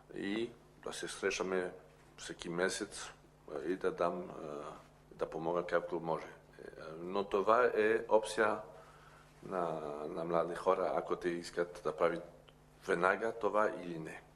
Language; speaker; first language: Bulgarian; non-native, learner; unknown